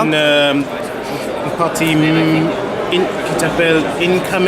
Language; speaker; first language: French; non-native, learner; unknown